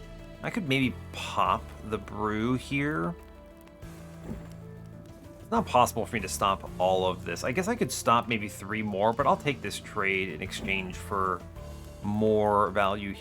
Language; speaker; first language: English; native; English